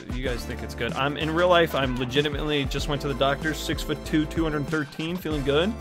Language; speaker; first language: English; native; English